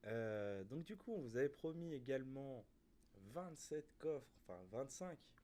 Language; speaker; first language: French; native; French